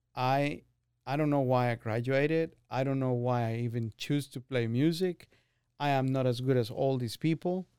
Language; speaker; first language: English; non-native, fluent; Spanish